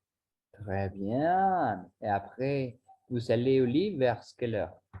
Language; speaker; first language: French; non-native, learner; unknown